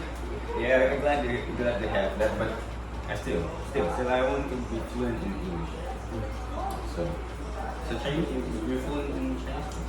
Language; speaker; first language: English; non-native, local second language; Indonesian